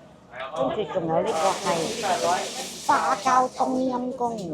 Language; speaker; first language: Cantonese; native; Cantonese